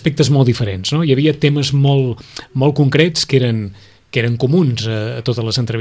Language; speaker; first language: Catalan; native; Catalan